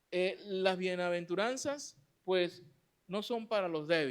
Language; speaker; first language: Spanish; native; Spanish